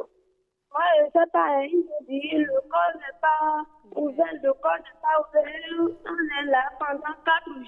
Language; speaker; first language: French; non-native, learner; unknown